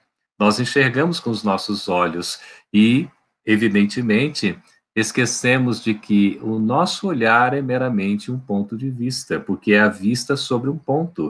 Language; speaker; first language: Portuguese; native; Portuguese